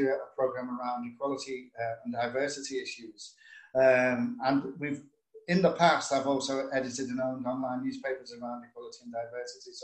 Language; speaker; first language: English; native; English